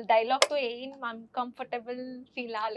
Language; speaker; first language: Telugu; non-native, learner; Kannada